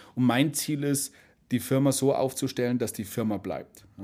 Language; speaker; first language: German; native; German